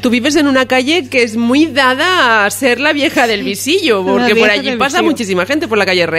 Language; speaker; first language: Spanish; native; Spanish